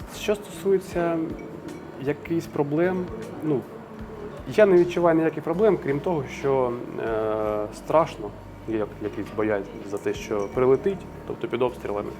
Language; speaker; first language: Ukrainian; non-native, local second language; Russian